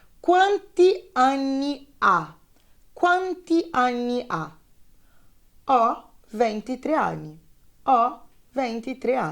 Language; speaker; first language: Italian; non-native, fluent; Portuguese